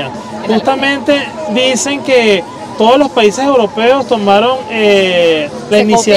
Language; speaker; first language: Spanish; native; Spanish